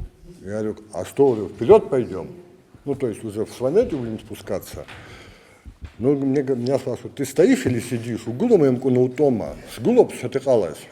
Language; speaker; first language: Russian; native; Russian